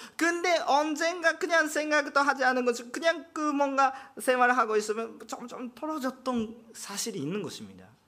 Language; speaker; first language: Korean; non-native, fluent; Japanese